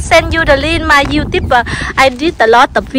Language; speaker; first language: English; non-native, local second language; Vietnamese